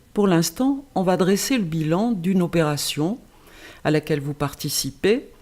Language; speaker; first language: French; native; French